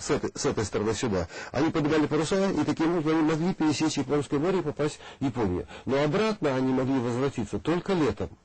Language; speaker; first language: Russian; native; Russian